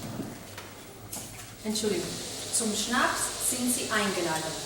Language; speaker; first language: German; non-native, learner; Spanish